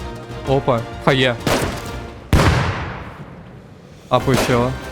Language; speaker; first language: Russian; native; Russian